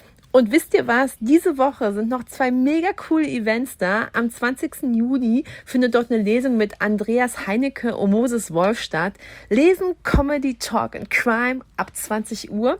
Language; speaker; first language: German; native; German